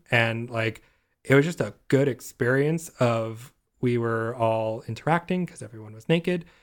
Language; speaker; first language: English; native; English